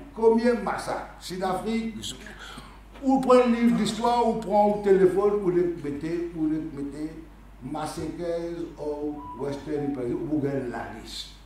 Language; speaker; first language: French; non-native, local second language; Morisyen